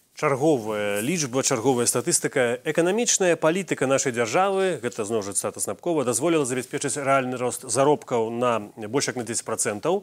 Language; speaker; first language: Belarusian; native; Belarusian